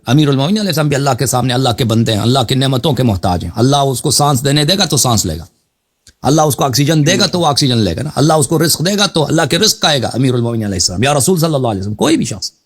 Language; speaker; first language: Urdu; non-native, fluent; Persian